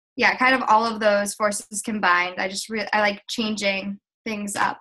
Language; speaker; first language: English; native; English